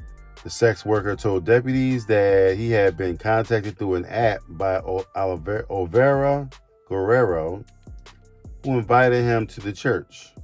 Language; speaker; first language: English; native; English